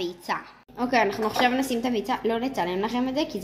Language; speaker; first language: Hebrew; native; Hebrew